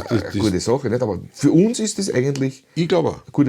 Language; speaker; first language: German; native; German